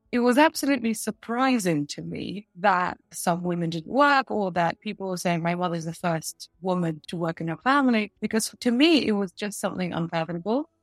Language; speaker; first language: English; early bilingual, other home language; Russian